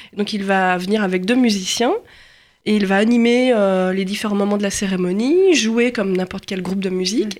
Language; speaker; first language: French; native; French